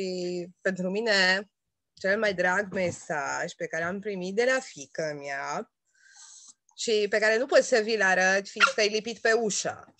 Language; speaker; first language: Romanian; non-native, local second language; Hungarian